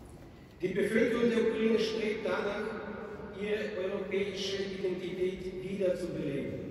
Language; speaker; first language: German; non-native, fluent; Ukrainian